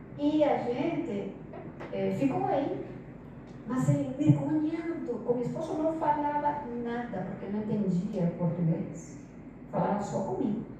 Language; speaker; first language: Portuguese; non-native, fluent; Spanish